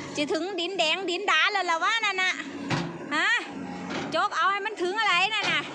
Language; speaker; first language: Thai; non-native, local second language; Khmer